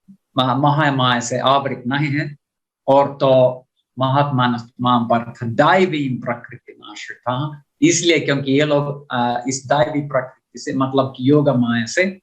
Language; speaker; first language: Hindi; non-native, learner; Finnish